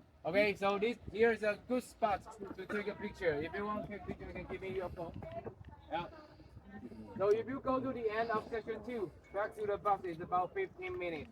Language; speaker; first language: English; non-native, learner; Chinese